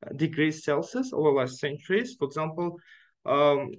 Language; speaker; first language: English; non-native, fluent; Uzbek